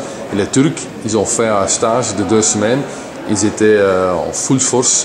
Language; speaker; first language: French; non-native, local second language; Dutch